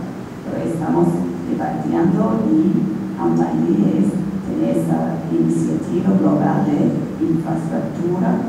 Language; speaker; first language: Spanish; non-native, fluent; English